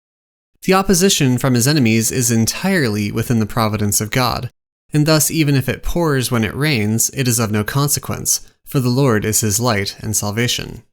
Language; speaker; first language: English; native; English